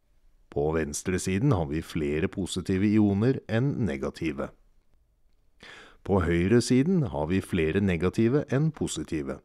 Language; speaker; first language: Norwegian; native; Norwegian